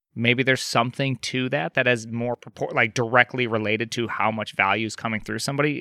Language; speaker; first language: English; native; English